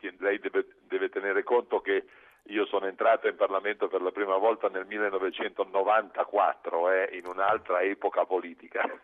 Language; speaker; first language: Italian; native; Italian